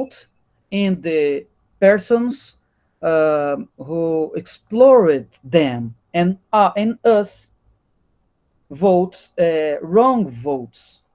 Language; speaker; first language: English; non-native, learner; Portuguese